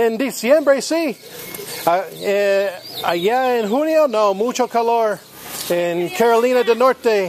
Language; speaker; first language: Spanish; non-native, learner; English